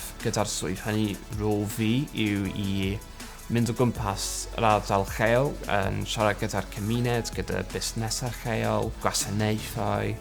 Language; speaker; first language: Welsh; non-native, local second language; English